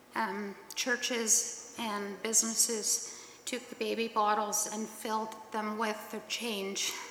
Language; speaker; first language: English; native; English